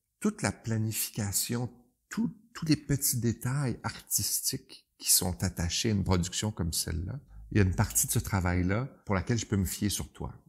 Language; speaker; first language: French; native; French